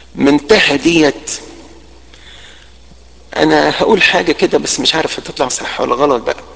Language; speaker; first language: Arabic; native; Arabic